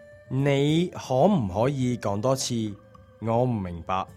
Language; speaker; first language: Cantonese; non-native, learner; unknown